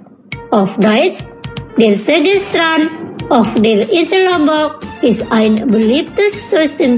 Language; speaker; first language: German; non-native, fluent; Indonesian